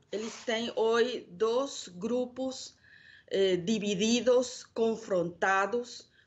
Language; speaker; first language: Portuguese; non-native, learner; Spanish